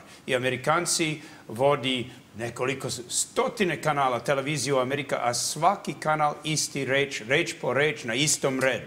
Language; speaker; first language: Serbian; early bilingual, heritage; English